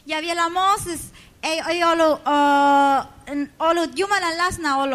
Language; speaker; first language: Finnish; non-native, fluent; Spanish